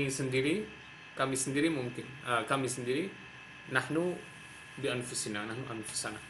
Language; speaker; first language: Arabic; non-native, learner; Javanese